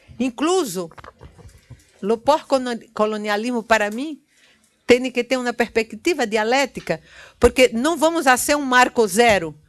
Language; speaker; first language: Portuguese; native; Portuguese